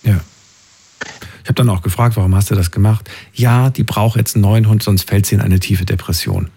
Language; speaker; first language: German; native; German